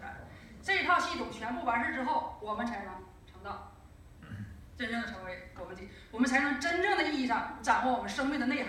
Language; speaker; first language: Chinese; native; Chinese